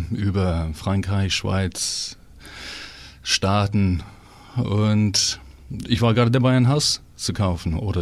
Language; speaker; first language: German; non-native, fluent; English